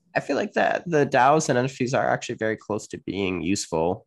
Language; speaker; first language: English; native; English